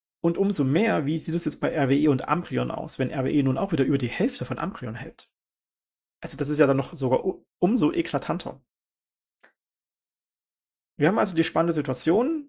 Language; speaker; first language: German; native; German